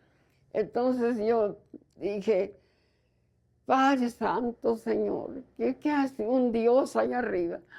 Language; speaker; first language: Spanish; native; Spanish